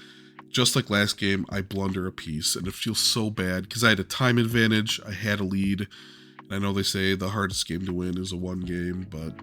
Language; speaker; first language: English; native; English